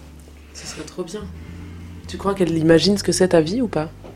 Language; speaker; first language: French; native; French